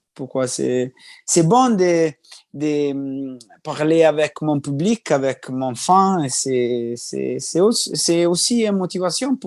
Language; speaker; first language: French; non-native, learner; Italian